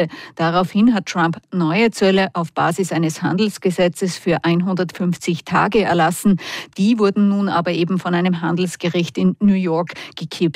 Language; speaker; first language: German; native; German